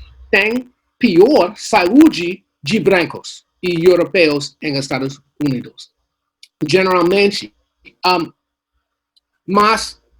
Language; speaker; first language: Portuguese; non-native, learner; English